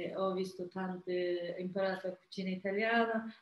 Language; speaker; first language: Italian; non-native, learner; Azerbaijani